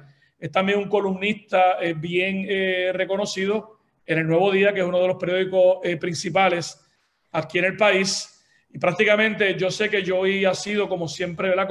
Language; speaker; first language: Spanish; native; Spanish